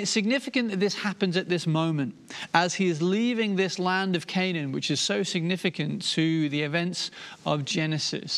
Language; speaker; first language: English; native; English